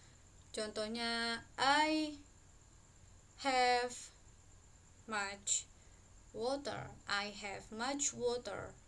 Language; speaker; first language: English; non-native, fluent; Indonesian